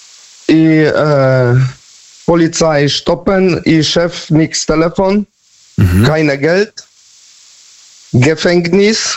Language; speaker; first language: German; non-native, learner; Polish